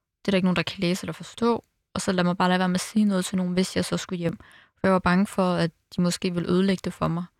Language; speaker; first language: Danish; early bilingual, other home language; Arabic